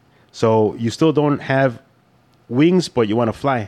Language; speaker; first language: English; early bilingual, other home language; Spanish